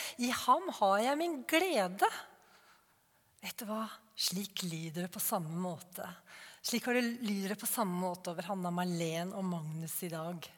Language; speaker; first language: Norwegian; native; Norwegian